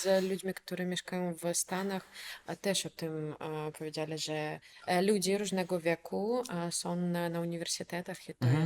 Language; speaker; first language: Polish; non-native, fluent; Belarusian